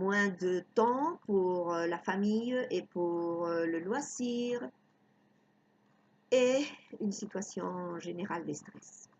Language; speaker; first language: French; non-native, fluent; Spanish